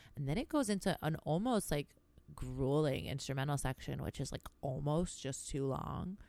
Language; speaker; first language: English; early bilingual, other home language; Greek